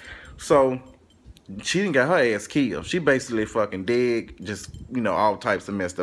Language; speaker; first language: English; native; English